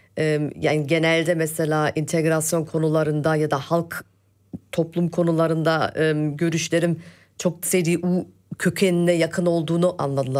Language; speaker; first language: Turkish; early bilingual, heritage; Turkish